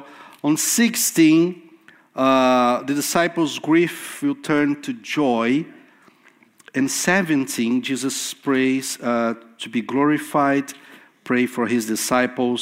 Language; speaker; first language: English; non-native, fluent; Portuguese